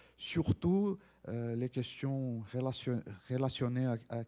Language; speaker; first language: French; non-native, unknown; Portuguese